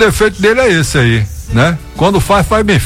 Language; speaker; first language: Portuguese; native; Portuguese